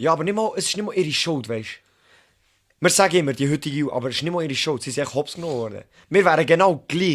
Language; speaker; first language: German; native; German